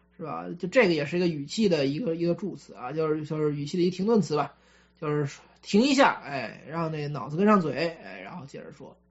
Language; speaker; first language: Chinese; native; Chinese